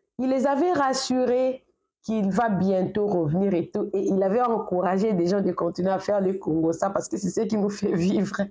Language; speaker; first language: French; non-native, local second language; Lingala